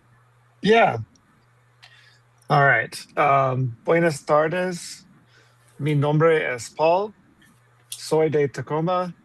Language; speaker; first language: Spanish; non-native, learner; English